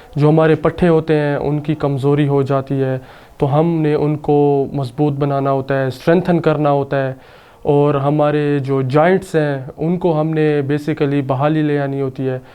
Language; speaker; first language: Urdu; non-native, local second language; Saraiki